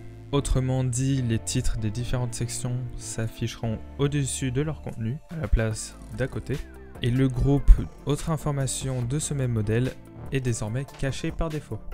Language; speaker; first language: French; native; French